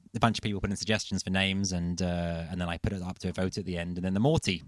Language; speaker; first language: English; native; English